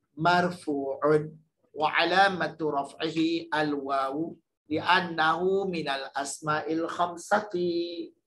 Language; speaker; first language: Arabic; non-native, fluent; Malay